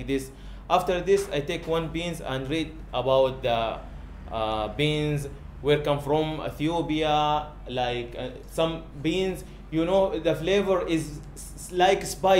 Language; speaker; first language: English; non-native, learner; Arabic